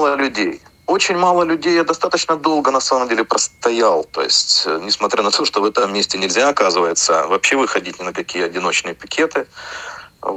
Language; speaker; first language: Russian; native; Russian